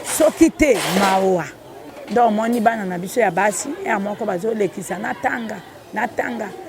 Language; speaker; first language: Lingala; native; Lingala